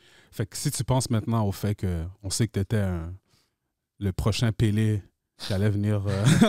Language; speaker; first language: French; native; French